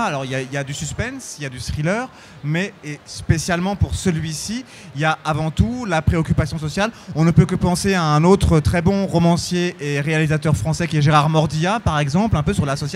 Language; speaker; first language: French; native; French